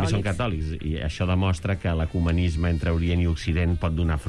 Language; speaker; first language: Catalan; native; Catalan